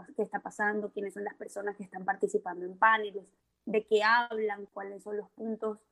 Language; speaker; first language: Spanish; native; Spanish